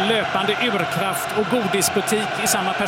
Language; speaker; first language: Swedish; native; Swedish